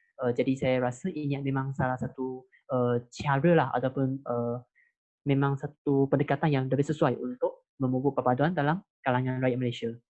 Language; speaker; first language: Malay; non-native, local second language; Chinese